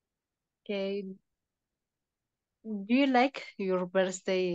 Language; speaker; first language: English; non-native, learner; Tigrinya